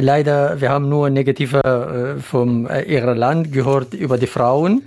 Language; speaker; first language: German; non-native, learner; Central Kurdish